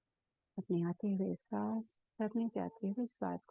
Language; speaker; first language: Hindi; native; Hindi